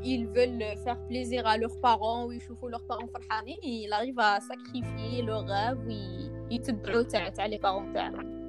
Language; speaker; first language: French; non-native, local second language; Arabic